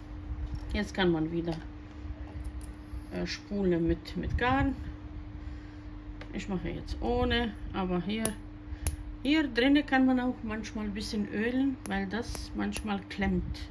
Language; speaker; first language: German; non-native, fluent; Croatian